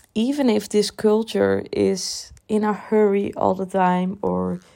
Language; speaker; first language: English; non-native, fluent; Dutch